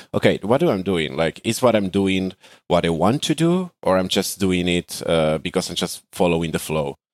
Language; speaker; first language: English; non-native, fluent; Spanish